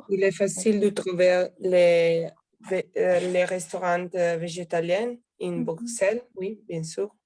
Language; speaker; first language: French; non-native, learner; Italian